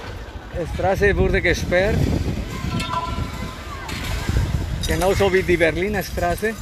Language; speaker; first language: German; non-native, fluent; Spanish